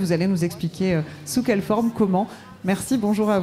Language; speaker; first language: French; native; French